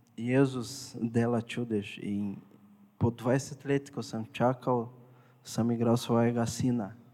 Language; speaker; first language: Slovenian; non-native, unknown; Portuguese